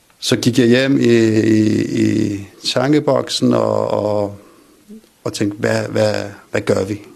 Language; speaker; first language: Danish; early bilingual, other home language; Kurdish